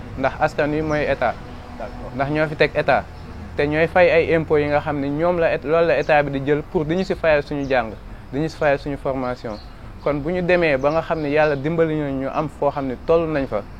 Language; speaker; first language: Wolof; native; Wolof